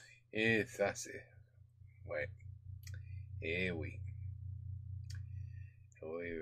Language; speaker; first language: French; non-native, learner; English